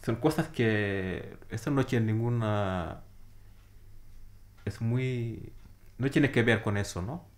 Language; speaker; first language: Spanish; non-native, fluent; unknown